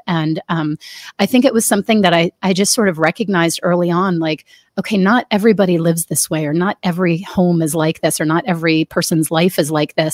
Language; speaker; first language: English; native; English